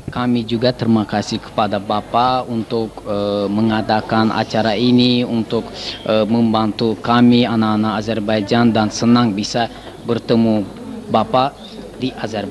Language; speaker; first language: Indonesian; non-native, learner; Azerbaijani